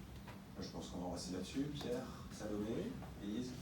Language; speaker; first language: French; native; French